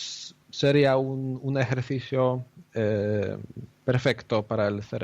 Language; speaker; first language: Spanish; non-native, fluent; Polish